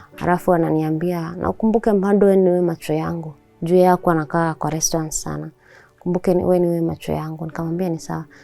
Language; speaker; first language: Swahili; native; Swahili